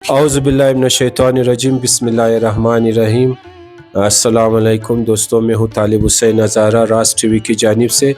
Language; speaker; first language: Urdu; non-native, local second language; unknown